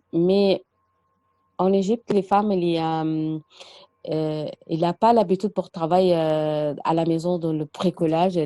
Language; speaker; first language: French; non-native, learner; Arabic